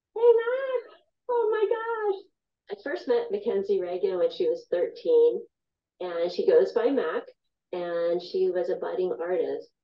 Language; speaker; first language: English; native; English